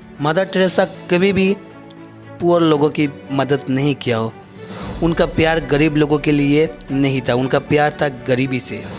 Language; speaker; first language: Hindi; non-native, local second language; Bangla